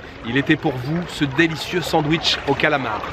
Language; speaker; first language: French; native; French